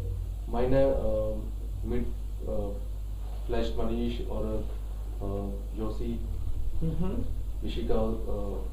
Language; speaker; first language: German; non-native, learner; Hindi